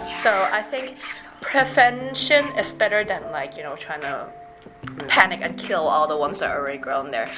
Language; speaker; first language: English; native; English